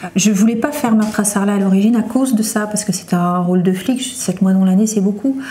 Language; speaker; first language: French; native; French